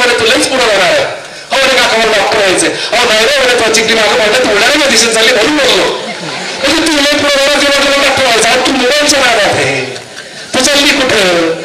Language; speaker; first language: Marathi; non-native, local second language; Urdu